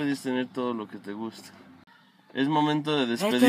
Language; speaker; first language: Spanish; native; Spanish